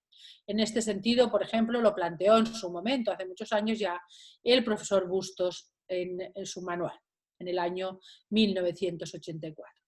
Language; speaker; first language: Spanish; native; Spanish